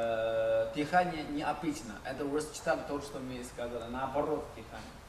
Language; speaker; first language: Russian; non-native, learner; Chinese